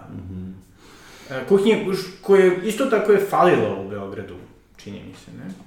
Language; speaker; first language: Serbian; native; Serbian